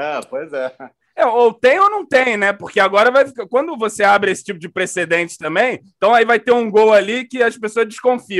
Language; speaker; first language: Portuguese; native; Portuguese